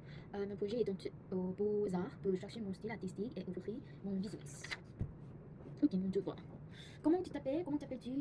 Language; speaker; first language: French; non-native, learner; Korean